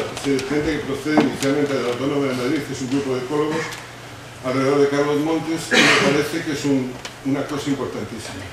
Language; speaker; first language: Spanish; native; Spanish